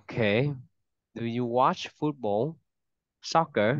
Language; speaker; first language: English; non-native, fluent; Vietnamese